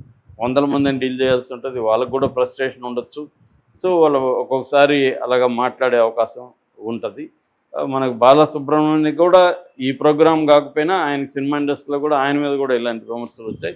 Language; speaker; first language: Telugu; native; Telugu